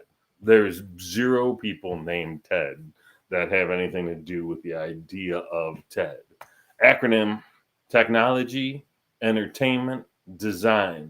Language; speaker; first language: English; native; English